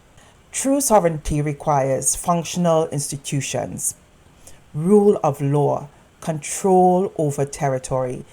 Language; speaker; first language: English; native; English